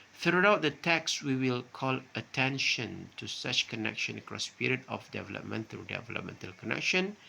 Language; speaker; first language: English; non-native, local second language; Malay